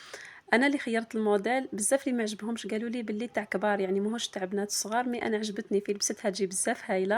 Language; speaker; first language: Arabic; native; Arabic